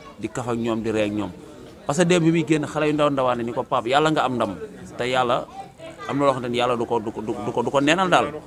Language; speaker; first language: Wolof; native; Wolof